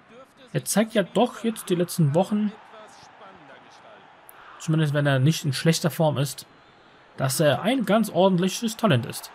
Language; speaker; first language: German; native; German